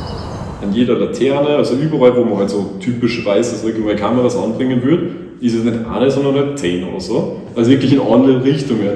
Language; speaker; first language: German; native; German